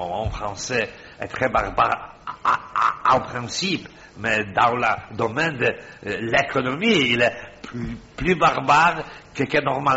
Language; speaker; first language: French; non-native, fluent; Polish